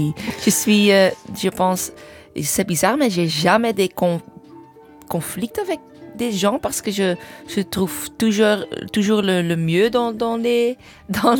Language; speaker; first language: French; non-native, learner; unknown